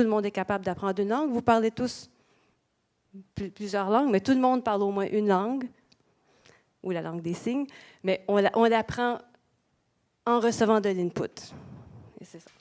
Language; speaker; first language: French; native; French